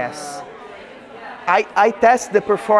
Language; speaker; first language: English; non-native, learner; Portuguese